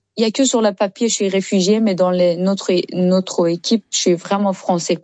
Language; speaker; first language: French; non-native, learner; Persian